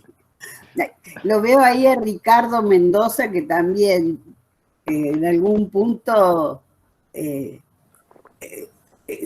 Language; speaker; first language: Spanish; native; Spanish